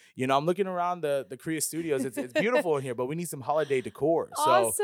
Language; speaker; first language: English; early bilingual, other home language; Filipino